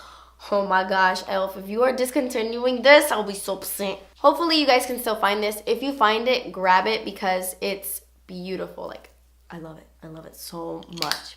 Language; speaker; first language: English; native; English